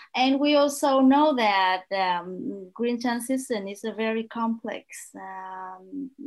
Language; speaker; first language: English; non-native, fluent; Vietnamese